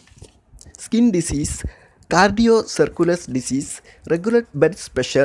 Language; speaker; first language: Malayalam; native; Malayalam